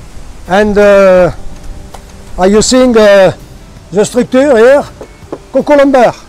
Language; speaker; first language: English; non-native, learner; French